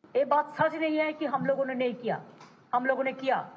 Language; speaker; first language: Hindi; non-native, local second language; Bangla